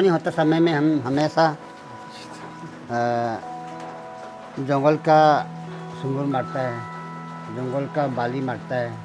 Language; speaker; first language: Hindi; non-native, local second language; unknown